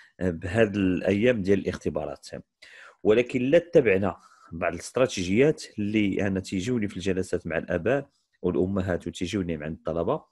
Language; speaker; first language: Arabic; native; Arabic